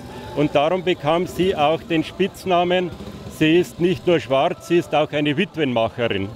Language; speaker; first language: German; non-native, fluent; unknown